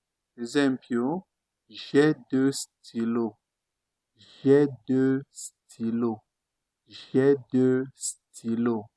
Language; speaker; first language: French; non-native, fluent; Italian